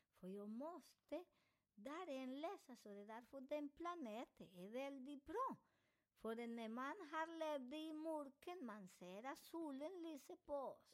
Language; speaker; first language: Swedish; non-native, learner; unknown